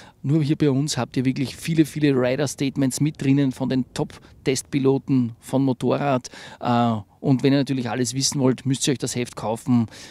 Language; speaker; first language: German; native; German